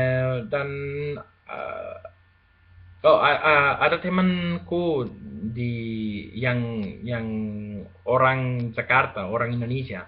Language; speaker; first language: Indonesian; non-native, learner; Spanish